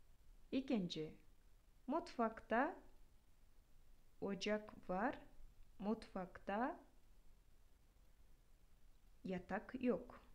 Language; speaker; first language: Turkish; non-native, fluent; Kyrgyz